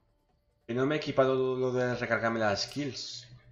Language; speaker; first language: Spanish; native; Spanish